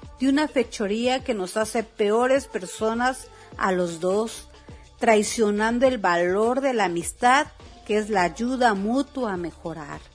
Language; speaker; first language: Spanish; native; Spanish